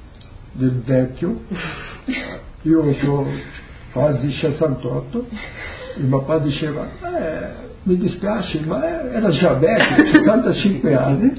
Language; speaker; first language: Italian; early bilingual, heritage; Portuguese